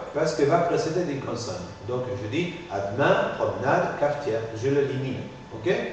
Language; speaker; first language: French; non-native, fluent; Spanish